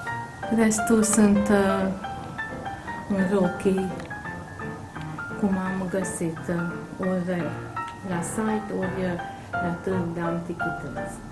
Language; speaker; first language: Romanian; non-native, local second language; Hungarian